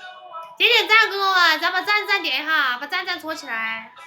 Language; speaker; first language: Chinese; native; Chinese